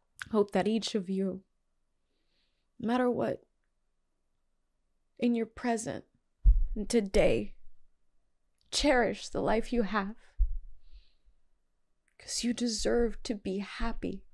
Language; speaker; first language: English; native; English